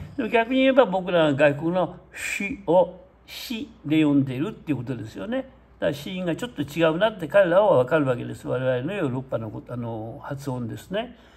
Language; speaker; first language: Japanese; native; Japanese